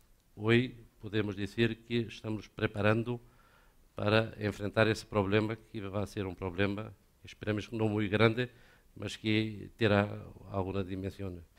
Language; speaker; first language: Spanish; non-native, learner; Portuguese